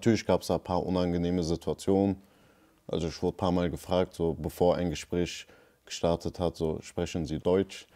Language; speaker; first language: German; early bilingual, other home language; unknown